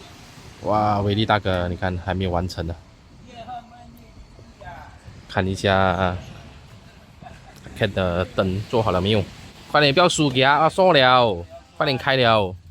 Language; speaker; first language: Chinese; native; Chinese